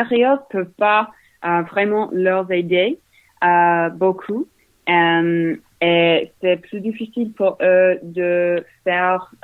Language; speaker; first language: French; non-native, learner; English